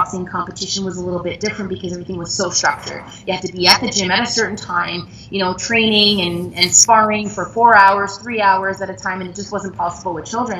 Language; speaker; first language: English; native; English